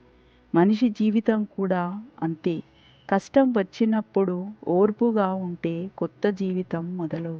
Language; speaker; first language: Telugu; native; Telugu